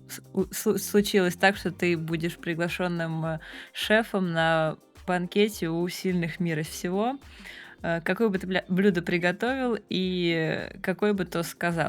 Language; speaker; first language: Russian; native; Russian